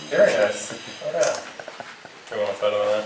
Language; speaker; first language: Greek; non-native, learner; English